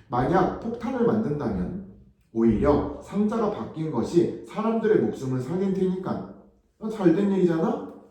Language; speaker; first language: Korean; native; Korean